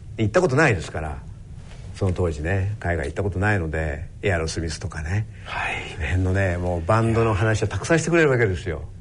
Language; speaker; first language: Japanese; native; Japanese